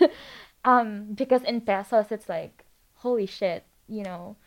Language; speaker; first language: English; non-native, local second language; Filipino